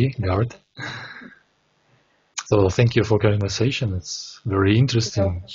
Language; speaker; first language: English; non-native, learner; Russian